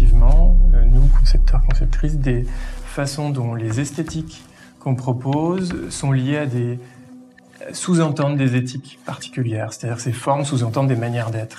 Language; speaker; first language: French; native; French